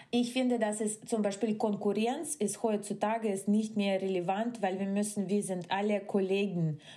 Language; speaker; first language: German; non-native, fluent; Russian